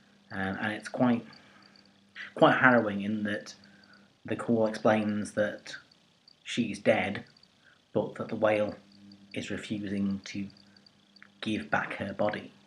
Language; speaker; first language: English; native; English